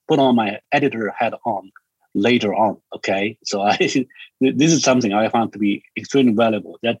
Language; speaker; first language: English; non-native, fluent; Chinese